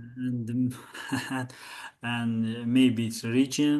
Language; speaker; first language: English; non-native, learner; Azerbaijani